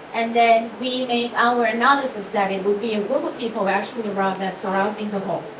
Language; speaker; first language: English; non-native, fluent; Thai